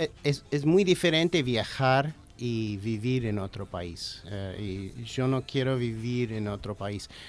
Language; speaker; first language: Spanish; non-native, fluent; English